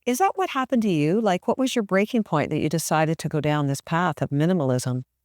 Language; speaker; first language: English; native; English